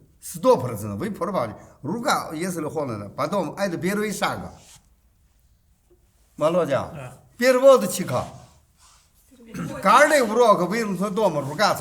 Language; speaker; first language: Russian; non-native, learner; Chinese